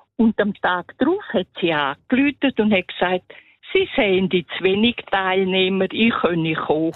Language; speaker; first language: German; native; German